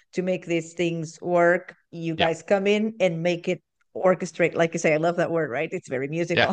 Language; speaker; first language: English; non-native, fluent; Portuguese